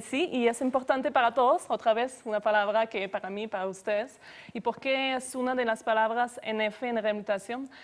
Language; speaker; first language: Spanish; non-native, fluent; French